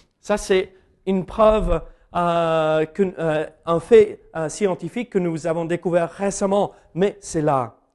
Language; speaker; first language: French; non-native, fluent; English